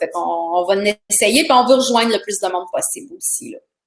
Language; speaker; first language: French; native; French